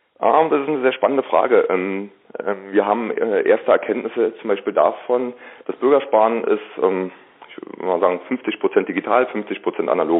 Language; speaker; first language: German; native; German